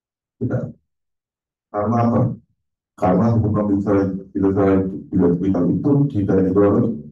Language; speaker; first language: Indonesian; non-native, fluent; Turkish